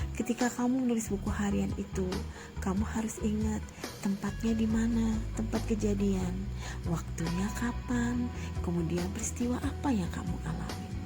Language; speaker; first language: Indonesian; native; Indonesian